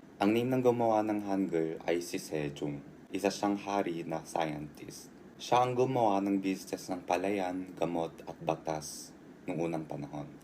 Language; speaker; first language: Filipino; early bilingual, heritage; Korean